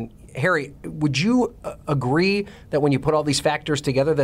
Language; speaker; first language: English; native; English